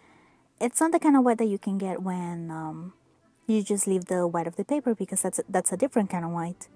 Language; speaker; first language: English; non-native, fluent; Spanish